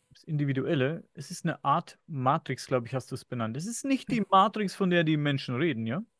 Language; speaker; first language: German; native; German